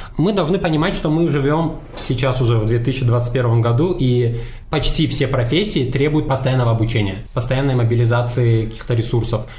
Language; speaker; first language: Russian; non-native, local second language; Tajik